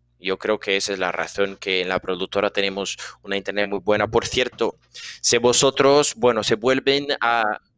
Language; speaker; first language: Spanish; non-native, fluent; Portuguese